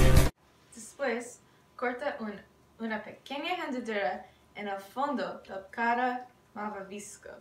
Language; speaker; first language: Spanish; non-native, learner; English